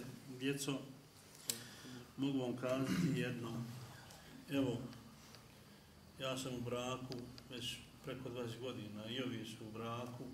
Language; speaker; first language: Bosnian; native; Bosnian